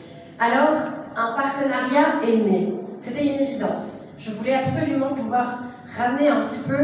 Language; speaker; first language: French; native; French